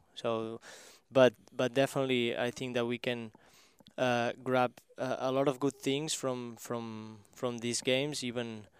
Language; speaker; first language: English; non-native, fluent; Spanish